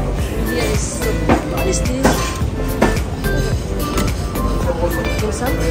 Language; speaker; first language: English; non-native, learner; Indonesian